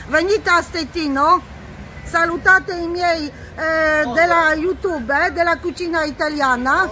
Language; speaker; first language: Italian; non-native, fluent; Polish